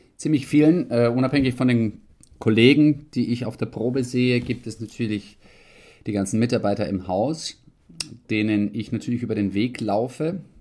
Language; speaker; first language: German; early bilingual, heritage; Italian